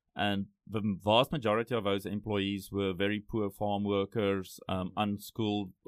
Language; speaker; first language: English; non-native, local second language; Afrikaans